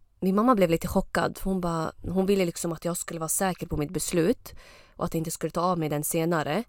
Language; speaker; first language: Swedish; early bilingual, other home language; Arabic